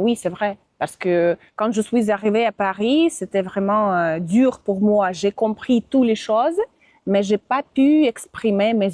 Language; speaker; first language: French; non-native, fluent; Russian